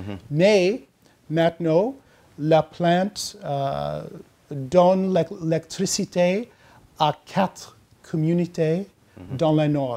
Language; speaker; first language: French; non-native, learner; English